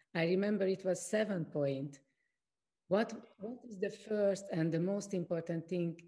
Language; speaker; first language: English; non-native, learner; Hungarian